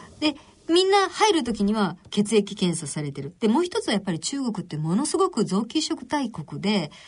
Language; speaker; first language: Japanese; native; Japanese